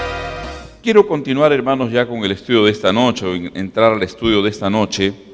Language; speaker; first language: Spanish; native; Spanish